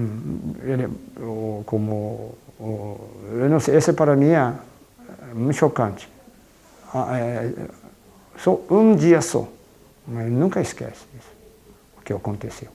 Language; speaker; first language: Portuguese; non-native, fluent; Japanese